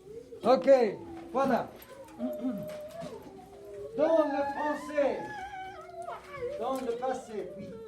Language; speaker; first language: French; non-native, fluent; English